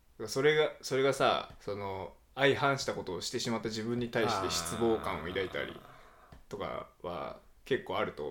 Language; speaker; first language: Japanese; native; Japanese